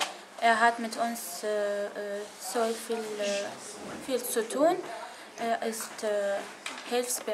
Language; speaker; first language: German; non-native, learner; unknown